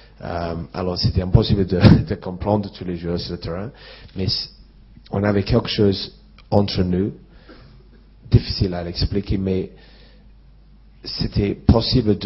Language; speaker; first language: French; non-native, fluent; English